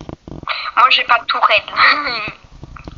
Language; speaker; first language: French; native; French